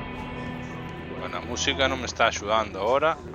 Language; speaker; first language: Spanish; non-native, local second language; Galician